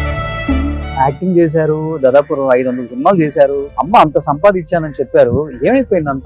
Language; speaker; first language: Telugu; native; Telugu